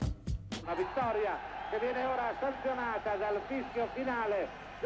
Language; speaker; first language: Italian; native; Italian